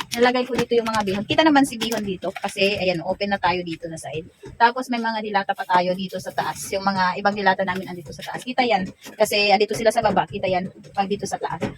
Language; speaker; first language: Filipino; non-native, local second language; Waray